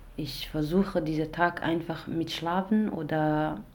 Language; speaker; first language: German; non-native, fluent; Arabic